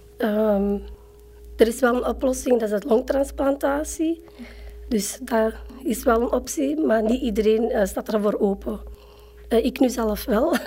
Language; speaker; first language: Dutch; early bilingual, other home language; Arabic